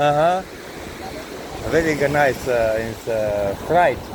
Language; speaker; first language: English; non-native, learner; Slovenian